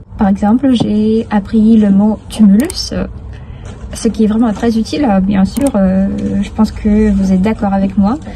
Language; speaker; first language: French; non-native, fluent; Russian